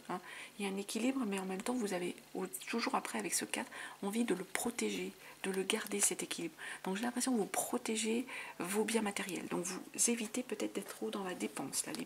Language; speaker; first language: French; native; French